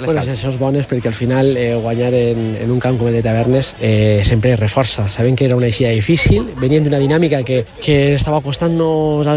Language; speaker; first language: Catalan; native; Catalan